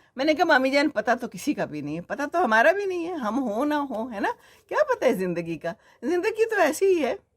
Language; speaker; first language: Urdu; native; Urdu